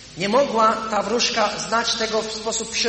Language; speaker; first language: Polish; native; Polish